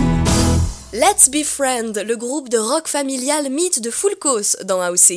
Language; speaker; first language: French; native; French